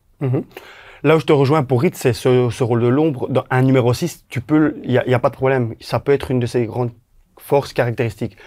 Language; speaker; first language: French; native; French